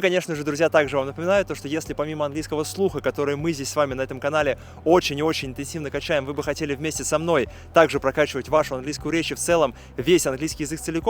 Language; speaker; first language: Russian; native; Russian